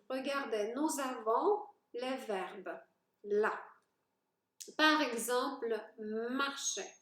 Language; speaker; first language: French; non-native, fluent; Polish